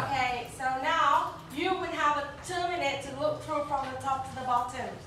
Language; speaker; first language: English; non-native, fluent; Vietnamese